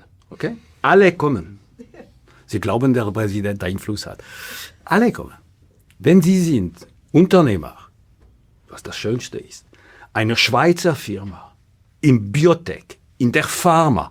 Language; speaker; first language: German; non-native, local second language; French